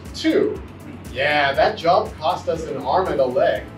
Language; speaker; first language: English; native; English